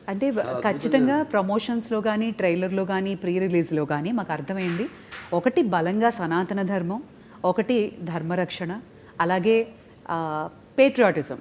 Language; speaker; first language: Telugu; native; Telugu